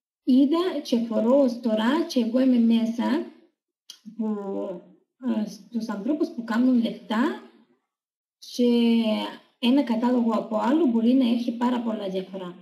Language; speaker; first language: Greek; non-native, learner; Russian